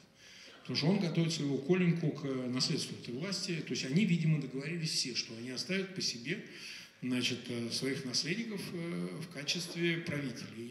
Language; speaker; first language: Russian; native; Russian